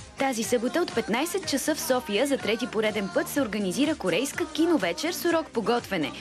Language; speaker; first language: Bulgarian; native; Bulgarian